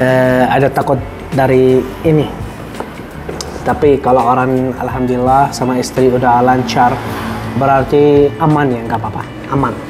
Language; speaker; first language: Indonesian; non-native, fluent; Arabic